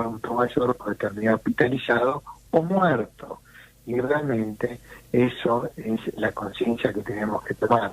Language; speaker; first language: Spanish; native; Spanish